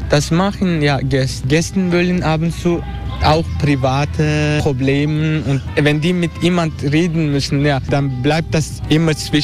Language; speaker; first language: German; non-native, learner; Turkish